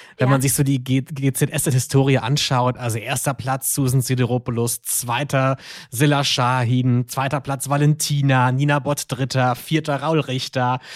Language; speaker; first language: German; native; German